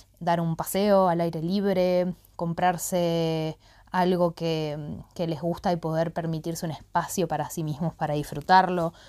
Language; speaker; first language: Spanish; native; Spanish